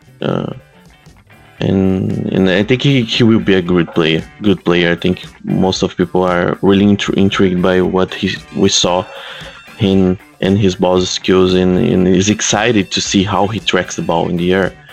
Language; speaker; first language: English; non-native, fluent; Portuguese